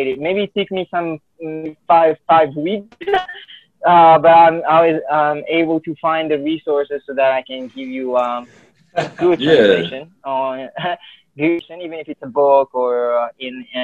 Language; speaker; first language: English; non-native, fluent; Filipino